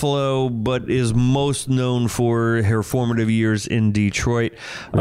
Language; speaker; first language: English; native; English